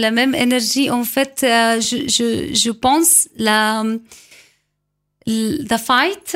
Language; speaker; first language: French; non-native, learner; Arabic